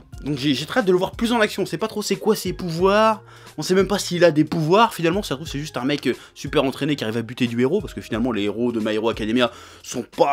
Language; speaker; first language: French; native; French